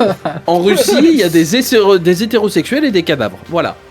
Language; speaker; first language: French; native; French